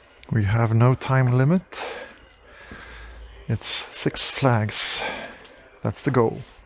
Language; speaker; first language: English; non-native, fluent; Swedish